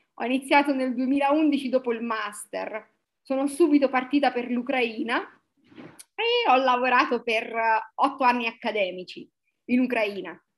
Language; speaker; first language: Italian; native; Italian